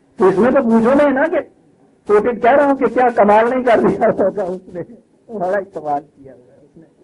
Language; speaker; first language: Urdu; non-native, local second language; Punjabi